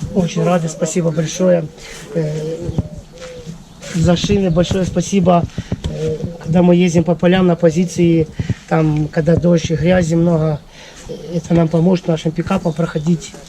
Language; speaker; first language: Russian; non-native, local second language; Ukrainian